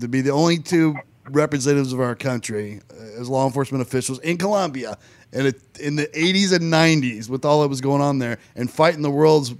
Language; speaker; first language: English; native; English